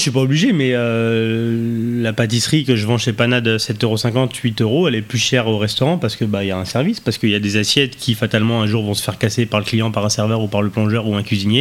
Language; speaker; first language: French; native; French